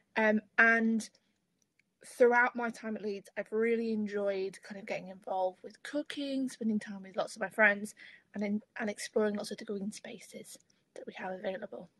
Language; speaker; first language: English; native; English